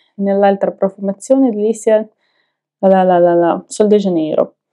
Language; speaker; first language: Italian; non-native, fluent; Ukrainian